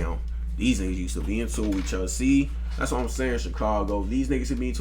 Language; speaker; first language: English; native; English